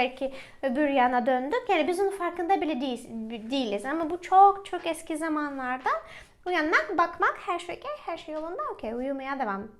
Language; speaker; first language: Turkish; non-native, fluent; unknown